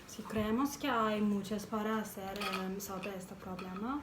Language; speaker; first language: Spanish; non-native, learner; English